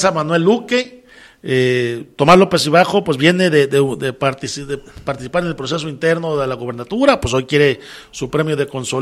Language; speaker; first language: Spanish; native; Spanish